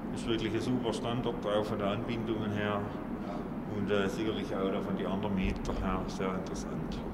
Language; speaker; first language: German; native; German